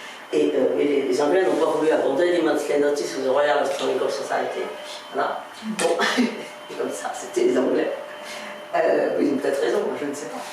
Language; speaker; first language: French; native; French